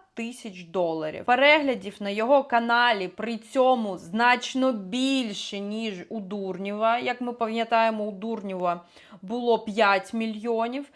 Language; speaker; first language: Ukrainian; non-native, local second language; Russian